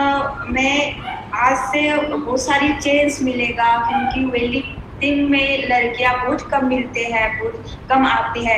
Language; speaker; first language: Hindi; non-native, local second language; Manipuri